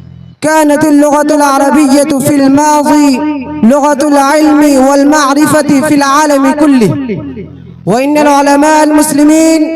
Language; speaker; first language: Arabic; non-native, fluent; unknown